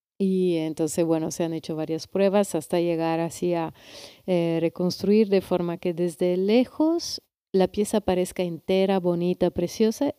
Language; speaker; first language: Spanish; non-native, fluent; Italian